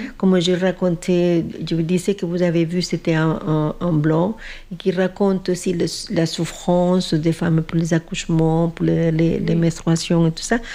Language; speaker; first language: French; non-native, fluent; Spanish